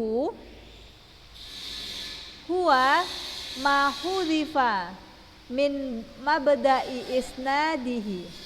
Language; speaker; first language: Arabic; non-native, fluent; Indonesian